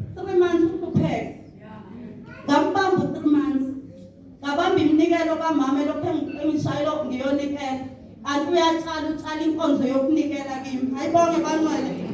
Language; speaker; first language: Zulu; non-native, local second language; Southern Sotho